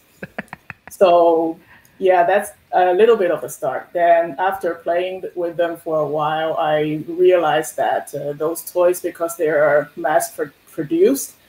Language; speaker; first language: English; non-native, fluent; Chinese